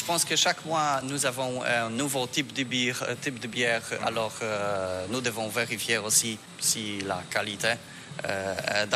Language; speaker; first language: French; non-native, learner; Polish